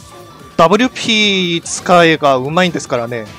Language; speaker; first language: Japanese; non-native, learner; Korean